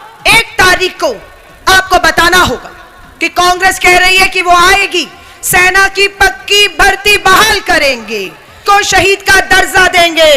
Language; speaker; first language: Hindi; native; Hindi